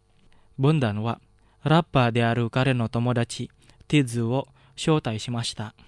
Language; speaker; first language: Japanese; non-native, fluent; Indonesian